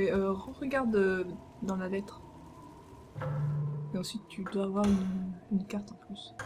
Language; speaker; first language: French; native; French